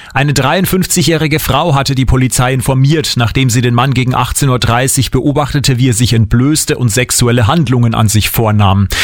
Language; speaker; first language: German; native; German